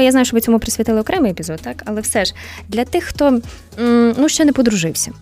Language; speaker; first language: Ukrainian; native; Ukrainian